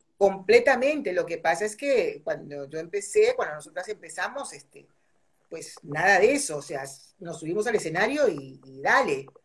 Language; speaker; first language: Spanish; native; Spanish